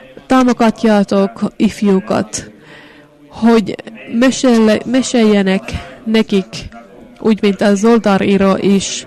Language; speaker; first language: Hungarian; non-native, fluent; Finnish